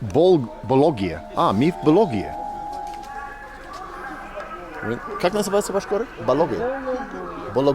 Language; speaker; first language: Russian; non-native, learner; English